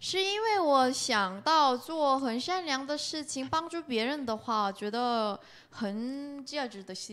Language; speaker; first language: Chinese; non-native, learner; Korean